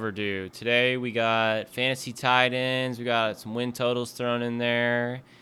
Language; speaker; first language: English; native; English